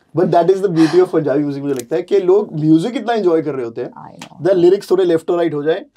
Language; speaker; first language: Hindi; native; Hindi